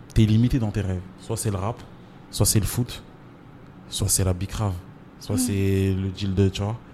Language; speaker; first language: French; native; French